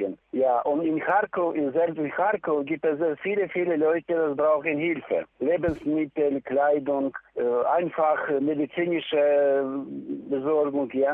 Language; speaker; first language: German; non-native, learner; Ukrainian